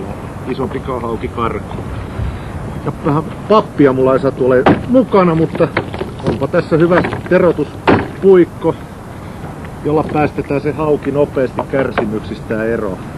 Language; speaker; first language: Finnish; native; Finnish